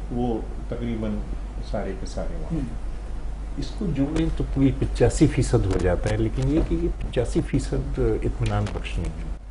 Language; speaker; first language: Urdu; native; Urdu